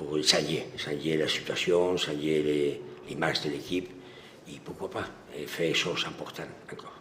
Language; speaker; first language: French; non-native, learner; Spanish